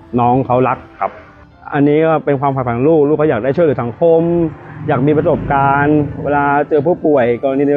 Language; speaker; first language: Thai; native; Thai